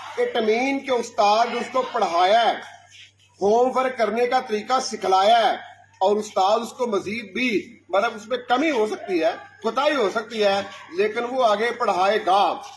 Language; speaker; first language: Urdu; non-native, local second language; Punjabi